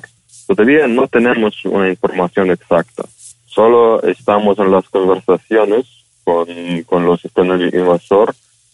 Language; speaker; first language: Spanish; non-native, fluent; Ukrainian